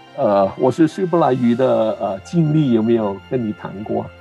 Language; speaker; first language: Chinese; non-native, local second language; Cantonese